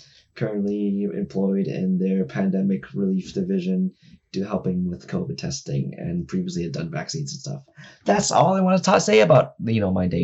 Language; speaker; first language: English; native; English